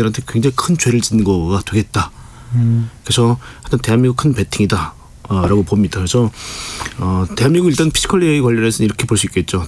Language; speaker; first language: Korean; native; Korean